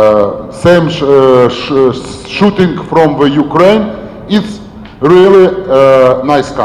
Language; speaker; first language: English; non-native, learner; Ukrainian